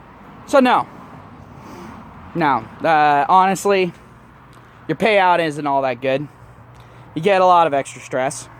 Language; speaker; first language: English; native; English